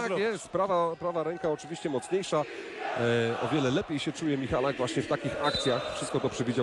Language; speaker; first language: Polish; native; Polish